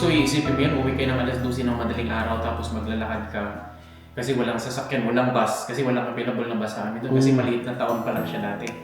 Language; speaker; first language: Filipino; native; Filipino